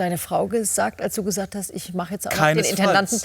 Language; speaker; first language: German; native; German